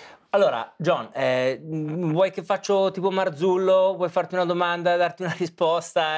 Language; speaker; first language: Italian; native; Italian